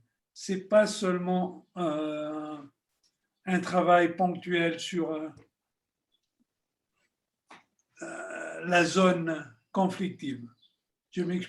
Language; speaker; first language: French; non-native, fluent; Spanish